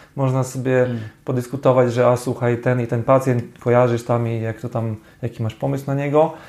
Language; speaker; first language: Polish; native; Polish